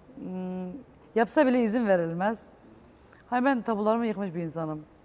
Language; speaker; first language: Turkish; native; Turkish